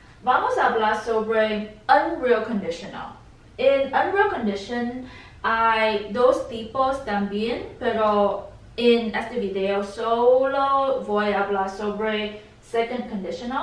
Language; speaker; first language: Spanish; non-native, learner; English